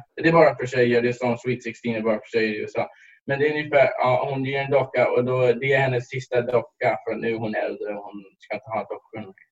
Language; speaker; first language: Swedish; early bilingual, heritage; English